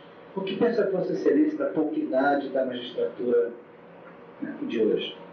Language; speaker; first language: Portuguese; native; Portuguese